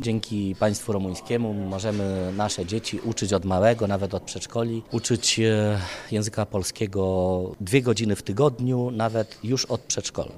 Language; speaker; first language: Polish; early bilingual, heritage; Polish